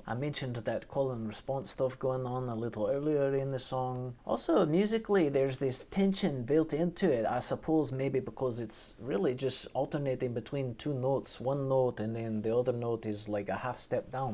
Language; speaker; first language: English; native; English